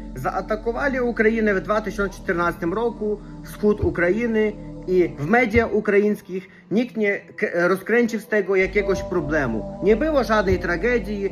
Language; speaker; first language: Polish; non-native, fluent; Russian